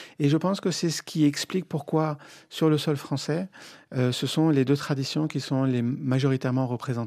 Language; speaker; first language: French; native; French